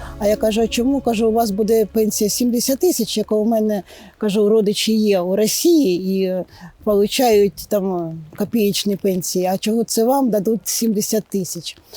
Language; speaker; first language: Ukrainian; non-native, local second language; Russian